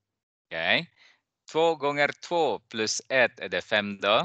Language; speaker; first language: Swedish; non-native, fluent; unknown